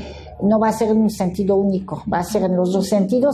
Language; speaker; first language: Spanish; non-native, fluent; French